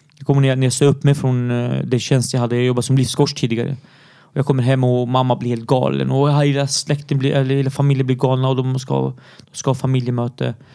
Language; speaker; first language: Swedish; early bilingual, other home language; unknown